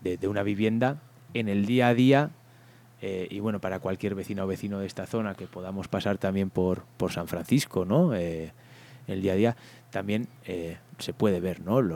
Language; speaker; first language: Spanish; native; Spanish